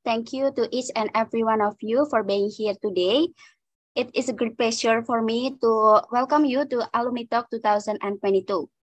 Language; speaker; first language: English; non-native, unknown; Indonesian